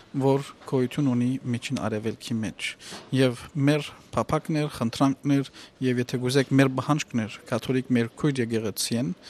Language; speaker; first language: Armenian; native; Armenian